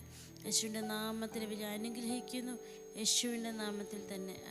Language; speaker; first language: Malayalam; native; Malayalam